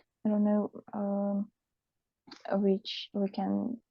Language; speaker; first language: English; non-native, learner; Russian